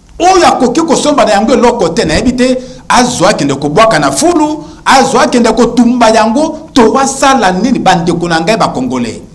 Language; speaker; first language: Lingala; native; Lingala